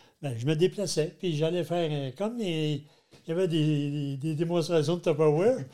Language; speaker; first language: French; native; French